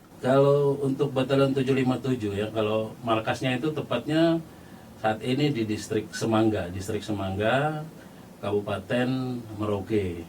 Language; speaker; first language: Indonesian; native; Indonesian